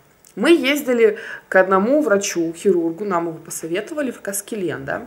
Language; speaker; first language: Russian; native; Russian